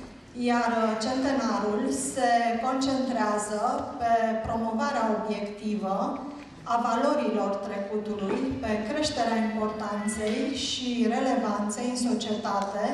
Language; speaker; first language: Romanian; native; Romanian